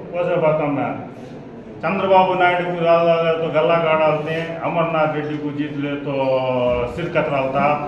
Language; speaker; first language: Hindi; non-native, local second language; Urdu